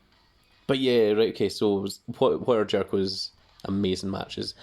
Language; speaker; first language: English; native; English